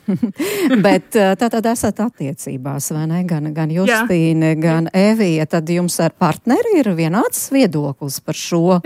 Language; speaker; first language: Latvian; native; Latvian